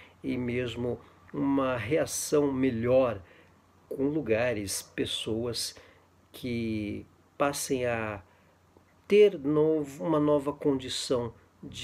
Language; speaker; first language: Portuguese; native; Portuguese